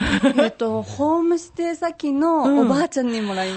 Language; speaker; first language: Japanese; non-native, fluent; Mongolian